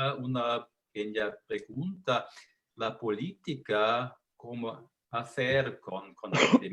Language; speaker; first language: Spanish; non-native, learner; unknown